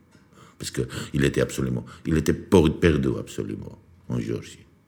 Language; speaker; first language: French; non-native, learner; Georgian